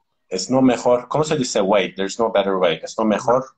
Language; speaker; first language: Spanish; non-native, learner; Turkish